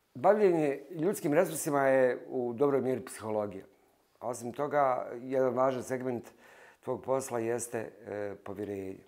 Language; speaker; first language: Bosnian; native; Bosnian